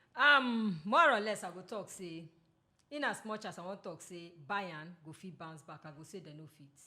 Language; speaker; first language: Nigerian Pidgin; non-native, local second language; Yoruba